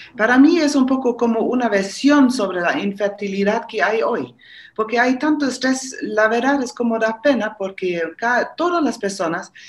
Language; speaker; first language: Spanish; non-native, fluent; German